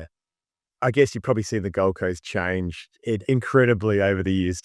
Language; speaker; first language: English; native; English